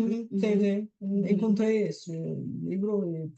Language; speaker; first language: Portuguese; non-native, fluent; Bulgarian